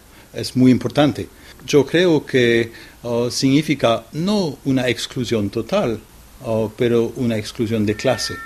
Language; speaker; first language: Spanish; non-native, fluent; French